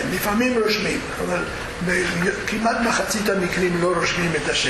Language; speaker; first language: Hebrew; non-native, fluent; Spanish